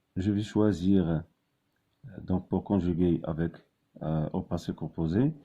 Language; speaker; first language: French; non-native, local second language; Arabic